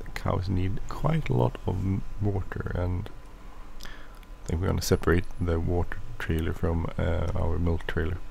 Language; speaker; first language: English; non-native, fluent; Swedish